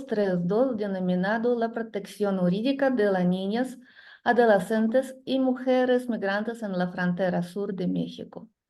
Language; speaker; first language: Spanish; non-native, learner; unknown